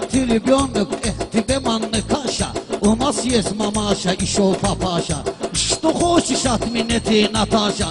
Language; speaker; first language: Russian; non-native, learner; Talysh